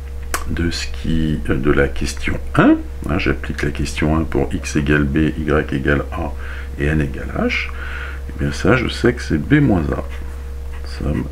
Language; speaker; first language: French; native; French